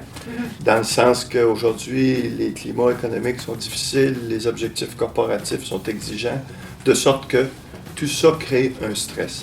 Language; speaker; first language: French; native; French